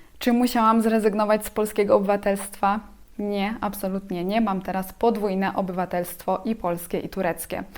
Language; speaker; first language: Polish; native; Polish